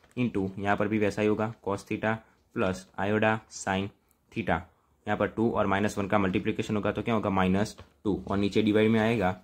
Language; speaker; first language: Hindi; non-native, local second language; Gujarati